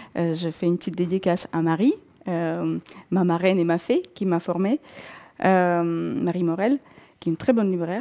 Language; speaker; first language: French; non-native, fluent; Russian